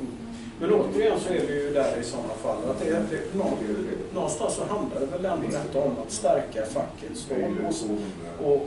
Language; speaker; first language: Swedish; native; Swedish